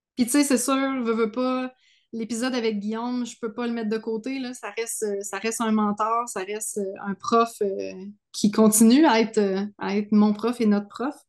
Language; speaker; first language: French; native; French